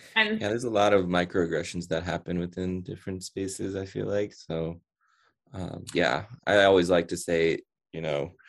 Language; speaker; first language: English; early bilingual, other home language; Hindi